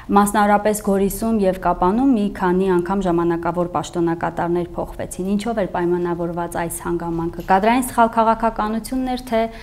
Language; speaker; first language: Armenian; native; Armenian